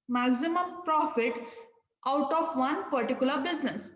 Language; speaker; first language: English; non-native, local second language; Kannada